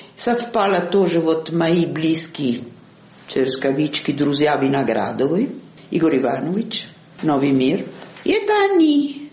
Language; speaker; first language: Russian; non-native, fluent; Italian